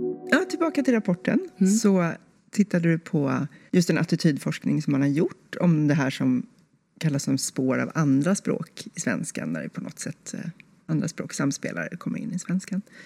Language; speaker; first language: Swedish; native; Swedish